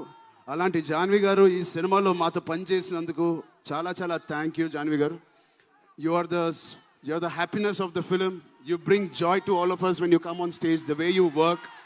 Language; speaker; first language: Telugu; native; Telugu